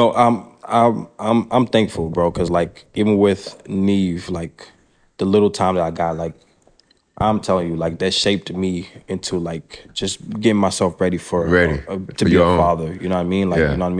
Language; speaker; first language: English; early bilingual, other home language; French